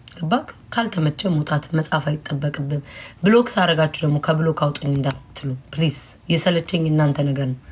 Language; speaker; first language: Amharic; native; Amharic